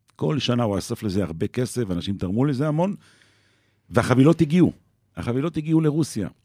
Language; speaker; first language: Hebrew; native; Hebrew